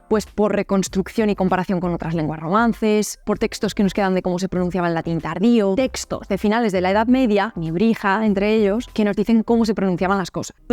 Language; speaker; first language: Spanish; native; Spanish